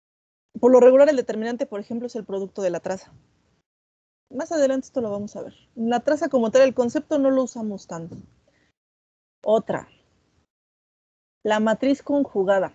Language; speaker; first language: Spanish; native; Spanish